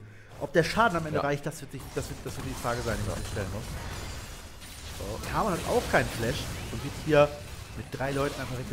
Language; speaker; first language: German; native; German